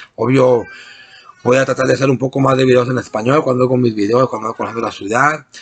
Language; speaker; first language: Spanish; early bilingual, other home language; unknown